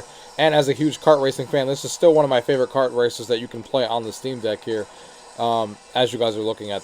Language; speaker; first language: English; native; English